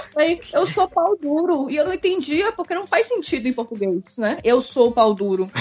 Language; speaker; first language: Portuguese; native; Portuguese